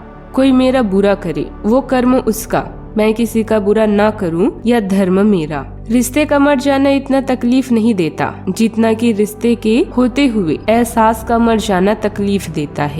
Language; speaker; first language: Hindi; native; Hindi